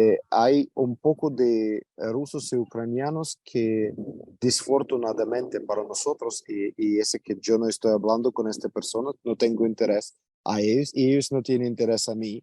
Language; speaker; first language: Spanish; non-native, fluent; Ukrainian